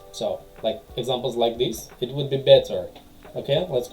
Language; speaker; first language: English; non-native, fluent; Tajik